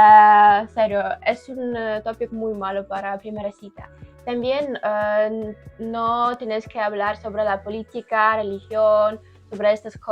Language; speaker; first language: Spanish; non-native, learner; Ukrainian